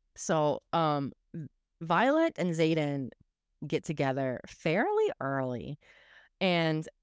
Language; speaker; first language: English; native; English